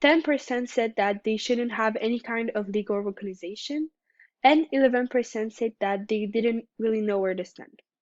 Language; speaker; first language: English; non-native, local second language; French